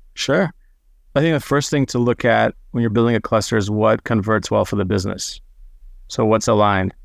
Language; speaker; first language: English; non-native, fluent; Hebrew